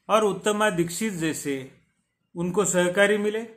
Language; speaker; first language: Hindi; non-native, local second language; Marathi